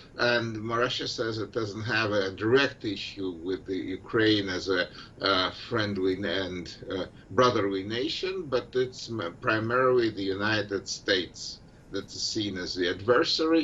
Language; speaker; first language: English; non-native, fluent; Russian